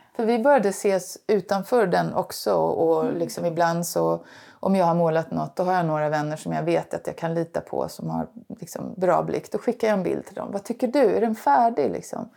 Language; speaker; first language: Swedish; native; Swedish